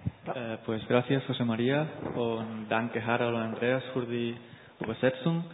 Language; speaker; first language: German; non-native, learner; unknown